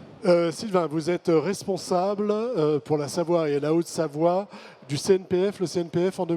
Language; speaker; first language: French; native; French